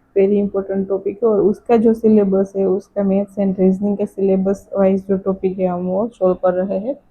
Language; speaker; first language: Hindi; non-native, local second language; Gujarati